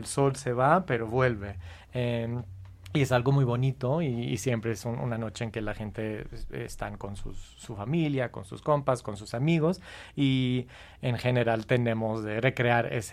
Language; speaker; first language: Spanish; non-native, fluent; English